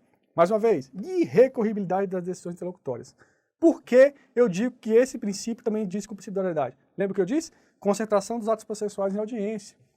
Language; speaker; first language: Portuguese; native; Portuguese